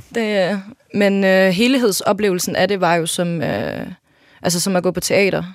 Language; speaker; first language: Danish; native; Danish